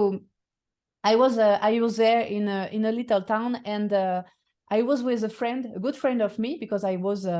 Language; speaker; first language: English; non-native, fluent; French